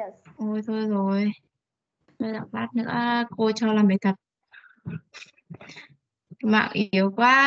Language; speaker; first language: Vietnamese; native; Vietnamese